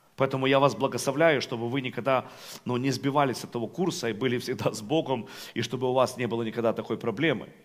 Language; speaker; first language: Russian; non-native, local second language; Ukrainian